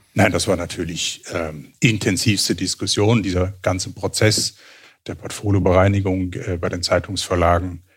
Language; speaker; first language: German; native; German